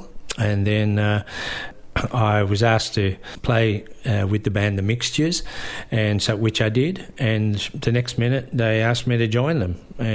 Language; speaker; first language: English; native; English